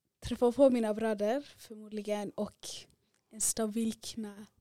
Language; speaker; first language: Swedish; early bilingual, other home language; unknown